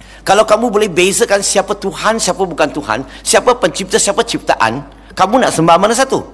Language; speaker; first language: Malay; non-native, local second language; Chinese